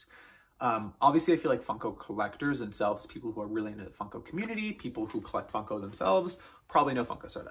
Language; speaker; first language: English; native; English